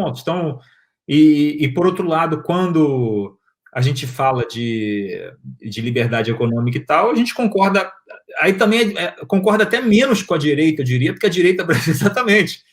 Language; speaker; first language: Portuguese; native; Portuguese